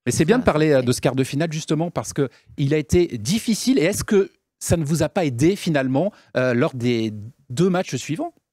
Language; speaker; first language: French; native; French